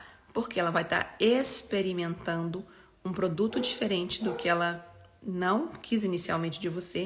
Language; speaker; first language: Portuguese; native; Portuguese